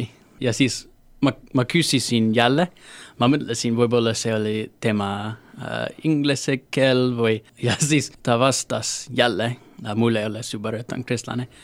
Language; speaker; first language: Estonian; non-native, learner; English